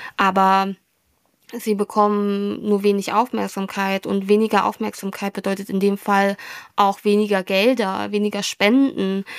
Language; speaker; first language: German; early bilingual, other home language; Vietnamese